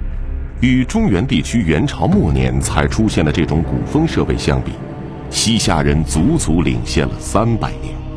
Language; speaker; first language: Chinese; native; Chinese